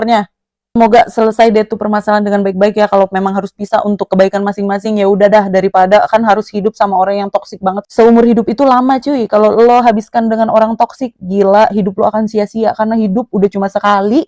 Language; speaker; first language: Indonesian; native; Indonesian